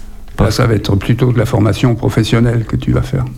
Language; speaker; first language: French; native; French